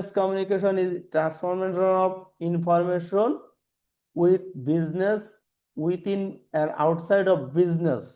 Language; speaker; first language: English; non-native, local second language; Bangla